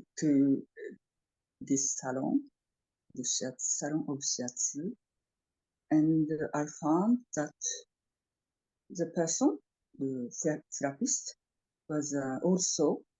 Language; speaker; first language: English; non-native, fluent; Japanese